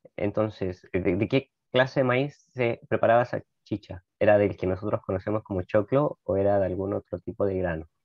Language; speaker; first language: Spanish; native; Spanish